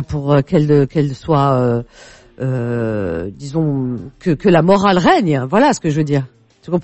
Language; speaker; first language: French; native; French